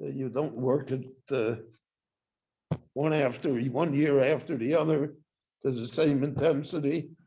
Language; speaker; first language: English; native; English